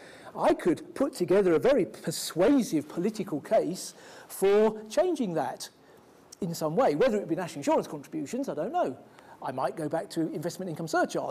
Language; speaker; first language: English; native; English